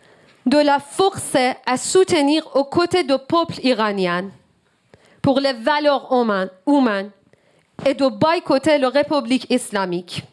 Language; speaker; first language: French; non-native, learner; Persian